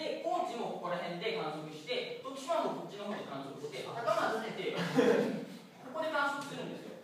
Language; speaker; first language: Japanese; native; Japanese